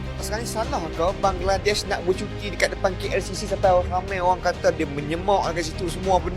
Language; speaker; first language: Malay; native; Malay